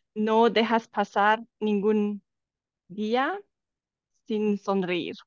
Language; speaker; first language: Spanish; non-native, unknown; Romanian